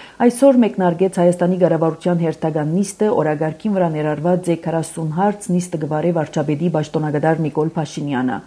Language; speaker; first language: Armenian; early bilingual, heritage; Armenian